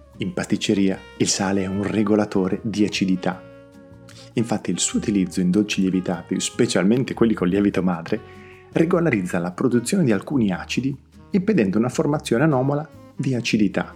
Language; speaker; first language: Italian; native; Italian